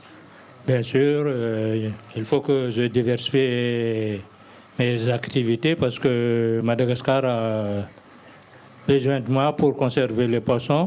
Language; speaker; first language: French; non-native, local second language; Malagasy